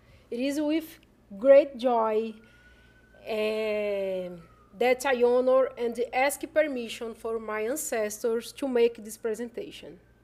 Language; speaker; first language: English; non-native, learner; Portuguese